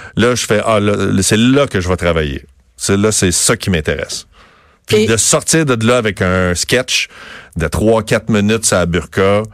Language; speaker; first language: French; native; French